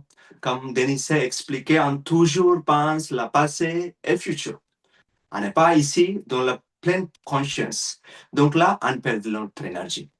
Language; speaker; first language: French; non-native, learner; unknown